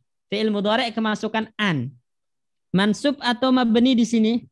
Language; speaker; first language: Indonesian; native; Indonesian